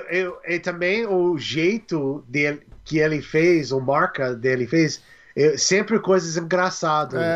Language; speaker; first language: Portuguese; non-native, learner; English